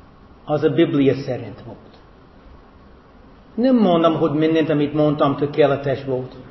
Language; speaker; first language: Hungarian; non-native, fluent; English